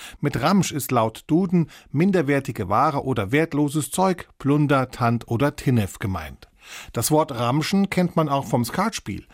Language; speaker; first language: German; native; German